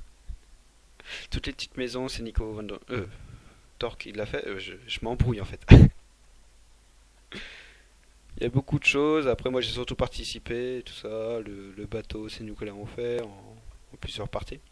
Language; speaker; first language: French; native; French